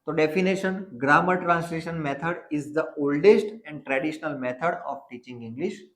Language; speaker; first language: English; non-native, local second language; Gujarati